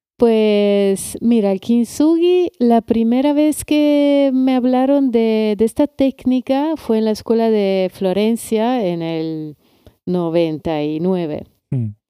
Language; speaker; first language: Spanish; non-native, fluent; Italian